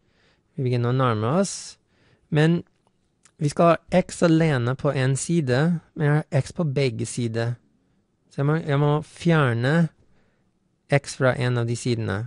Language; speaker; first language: Norwegian; non-native, fluent; English